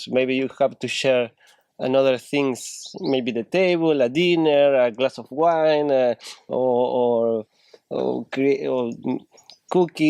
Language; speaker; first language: English; non-native, learner; Spanish